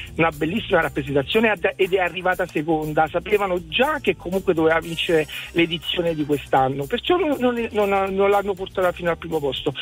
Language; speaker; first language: Italian; native; Italian